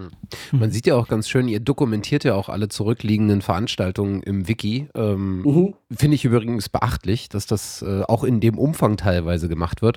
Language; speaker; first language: German; native; German